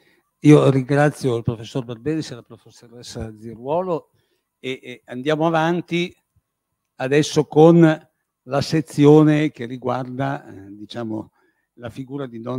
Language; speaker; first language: Italian; native; Italian